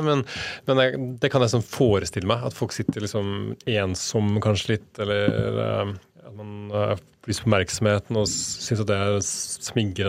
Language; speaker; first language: Norwegian; native; Norwegian